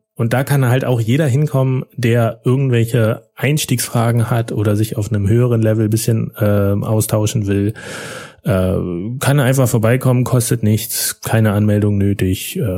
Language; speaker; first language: German; native; German